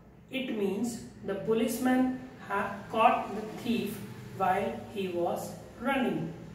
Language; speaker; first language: English; non-native, local second language; Punjabi